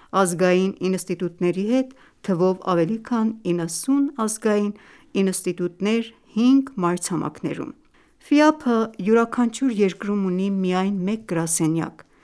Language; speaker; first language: Armenian; native; Armenian